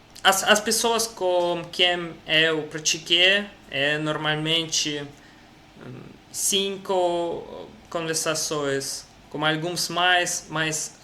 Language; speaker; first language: Portuguese; non-native, learner; Russian